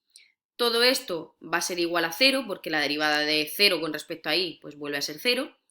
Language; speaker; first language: Spanish; native; Spanish